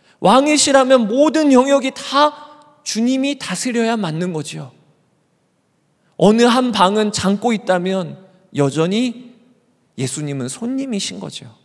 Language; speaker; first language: Korean; native; Korean